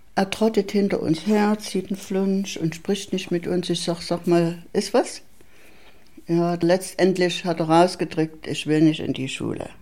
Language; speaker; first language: German; native; German